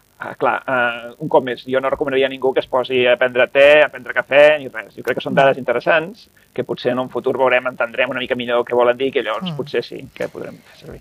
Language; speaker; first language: Catalan; native; Catalan